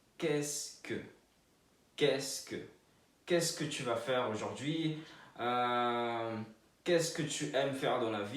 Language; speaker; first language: French; non-native, fluent; Portuguese